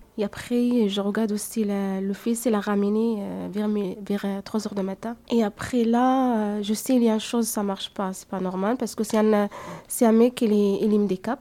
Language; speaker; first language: French; non-native, learner; Arabic